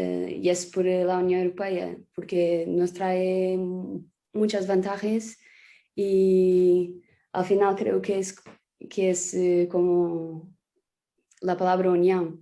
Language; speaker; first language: Spanish; non-native, fluent; Portuguese